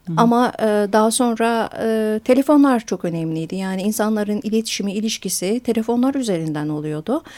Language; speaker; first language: Turkish; early bilingual, heritage; Turkish